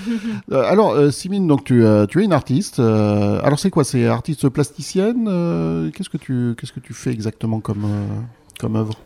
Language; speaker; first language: French; native; French